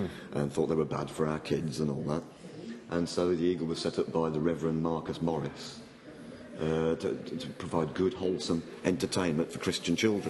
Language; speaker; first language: English; native; English